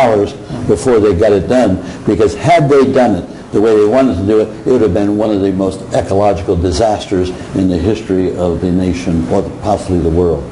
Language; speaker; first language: English; native; English